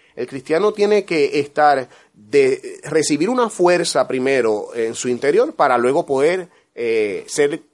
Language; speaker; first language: Spanish; native; Spanish